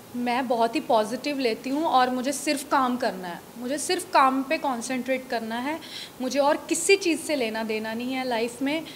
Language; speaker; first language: Hindi; non-native, local second language; Punjabi